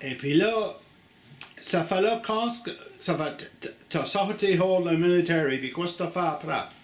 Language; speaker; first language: French; native; French